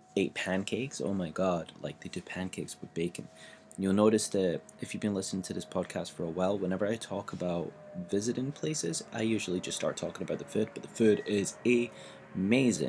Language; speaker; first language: English; native; English